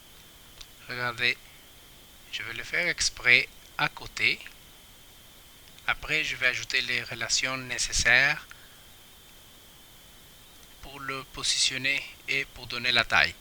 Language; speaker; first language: French; non-native, fluent; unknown